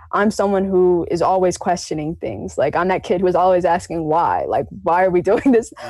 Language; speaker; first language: English; native; English